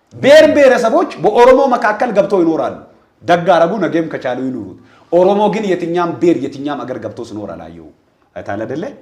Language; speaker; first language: Amharic; non-native, local second language; Oromo